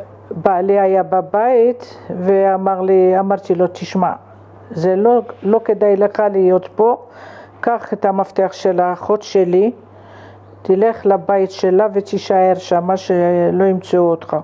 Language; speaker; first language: Hebrew; non-native, fluent; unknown